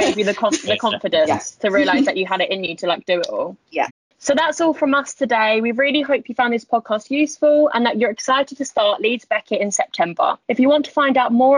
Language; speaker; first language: English; native; English